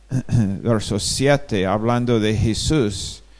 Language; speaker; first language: Spanish; non-native, fluent; English